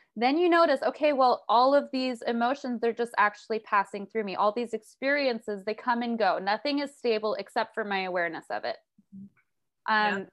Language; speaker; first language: English; native; English